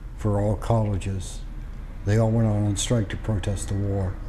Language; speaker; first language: English; native; English